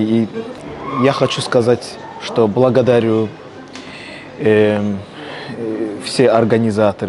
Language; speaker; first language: Russian; non-native, fluent; Azerbaijani